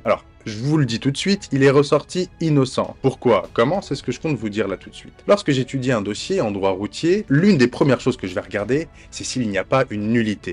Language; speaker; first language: French; native; French